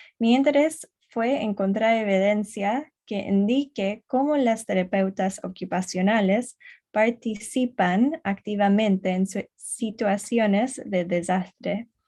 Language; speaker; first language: Spanish; non-native, learner; English